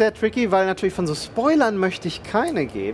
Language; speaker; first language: German; native; German